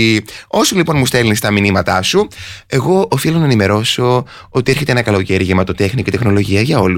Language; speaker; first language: Greek; native; Greek